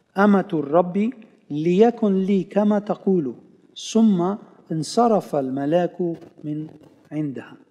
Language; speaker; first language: Arabic; non-native, local second language; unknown